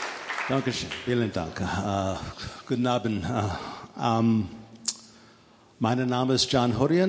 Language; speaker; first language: German; non-native, learner; English